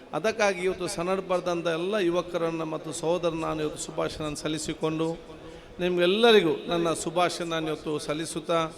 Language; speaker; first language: Kannada; non-native, local second language; Badaga